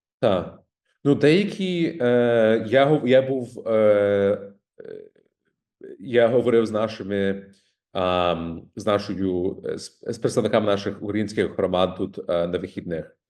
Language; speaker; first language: Ukrainian; early bilingual, heritage; Ukrainian